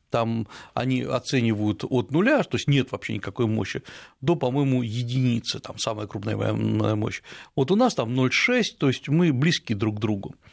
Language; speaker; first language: Russian; native; Russian